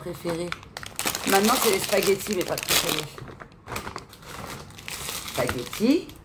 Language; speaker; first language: French; native; French